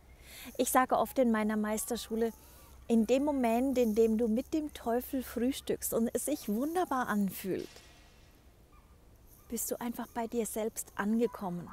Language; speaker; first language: German; native; German